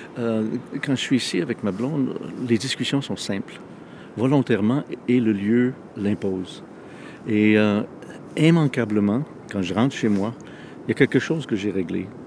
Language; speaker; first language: French; non-native, local second language; English